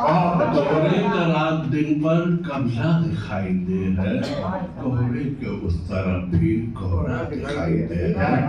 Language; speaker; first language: Hindi; native; Hindi